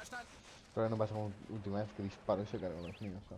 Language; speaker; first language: Spanish; native; Spanish